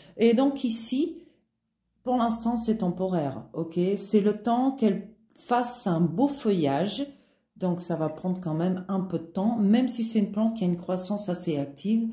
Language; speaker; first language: French; non-native, fluent; Portuguese